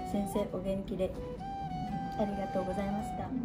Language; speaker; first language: Japanese; non-native, learner; Nepali